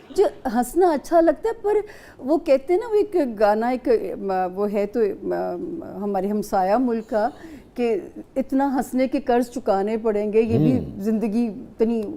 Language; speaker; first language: Urdu; non-native, local second language; Punjabi